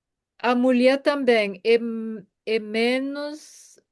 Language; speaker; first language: Portuguese; non-native, fluent; German